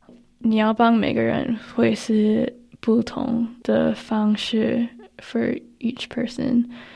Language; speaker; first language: Chinese; early bilingual, heritage; Chinese